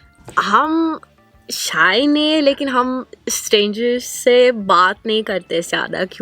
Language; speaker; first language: Hindi; non-native, fluent; Norwegian